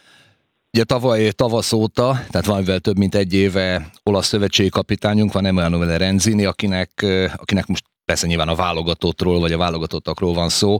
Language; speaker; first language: Hungarian; native; Hungarian